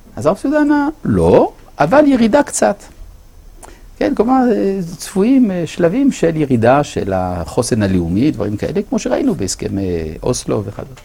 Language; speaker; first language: Hebrew; non-native, fluent; French